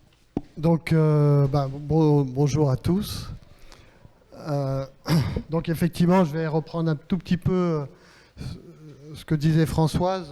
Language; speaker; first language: French; native; French